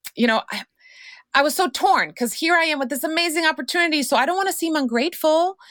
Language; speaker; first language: English; non-native, fluent; Croatian